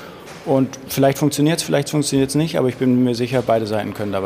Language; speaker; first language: German; native; German